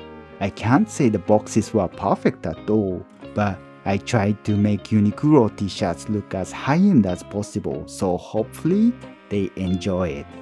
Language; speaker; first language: English; non-native, fluent; Japanese